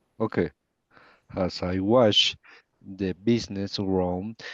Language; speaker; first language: English; non-native, learner; Spanish